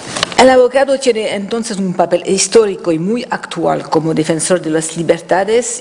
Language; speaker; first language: Spanish; non-native, fluent; French